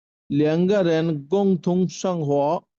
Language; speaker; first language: Chinese; non-native, learner; Bangla